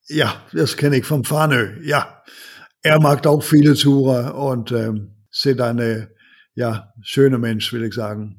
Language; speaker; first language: German; non-native, learner; Danish